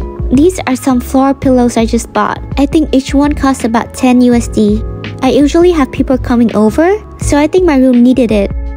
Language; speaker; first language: English; non-native, fluent; Vietnamese